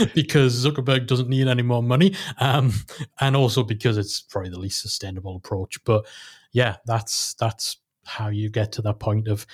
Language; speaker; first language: English; native; English